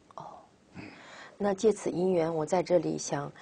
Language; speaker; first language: Chinese; native; Chinese